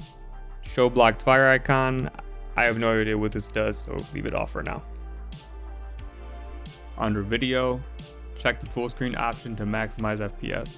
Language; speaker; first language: English; native; English